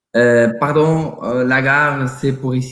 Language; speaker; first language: French; non-native, learner; Portuguese